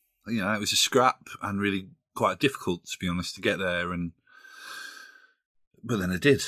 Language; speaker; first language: English; native; English